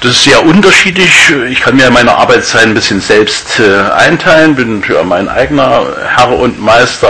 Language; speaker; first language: German; native; German